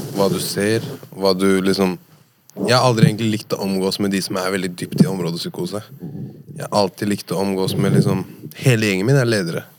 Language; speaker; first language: Norwegian; native; Norwegian